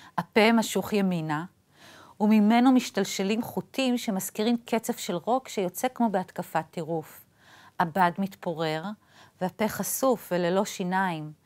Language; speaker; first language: Hebrew; native; Hebrew